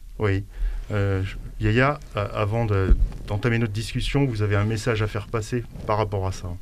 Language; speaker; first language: French; native; French